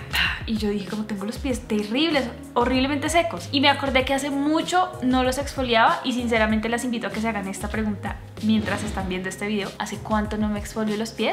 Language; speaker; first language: Spanish; native; Spanish